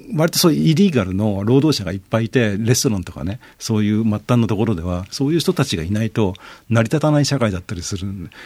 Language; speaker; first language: Japanese; native; Japanese